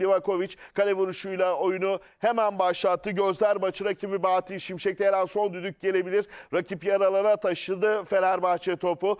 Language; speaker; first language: Turkish; native; Turkish